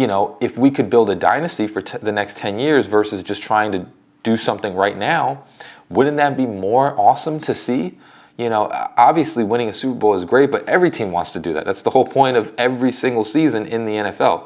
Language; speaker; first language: English; native; English